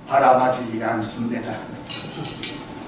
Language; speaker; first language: Korean; native; Korean